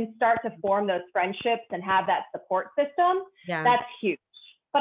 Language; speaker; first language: English; native; English